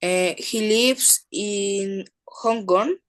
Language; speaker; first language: English; non-native, learner; Spanish